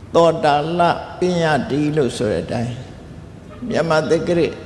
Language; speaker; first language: Burmese; native; Burmese